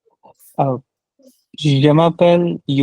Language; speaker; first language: French; non-native, learner; Hindi